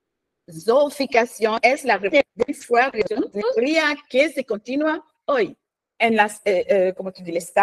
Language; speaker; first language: Spanish; non-native, fluent; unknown